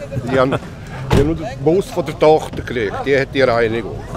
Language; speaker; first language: German; native; German